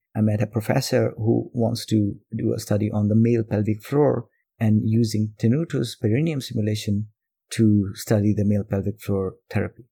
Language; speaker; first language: English; non-native, local second language; Bangla